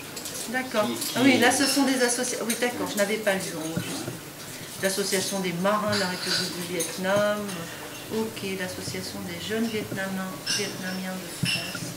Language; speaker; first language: French; native; French